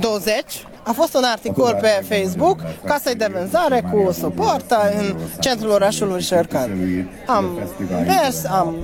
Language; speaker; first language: Romanian; non-native, learner; Hungarian